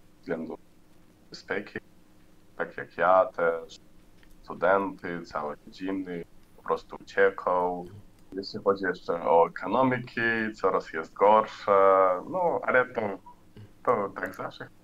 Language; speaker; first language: Polish; non-native, learner; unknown